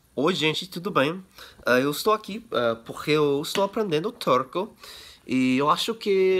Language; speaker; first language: Portuguese; non-native, learner; English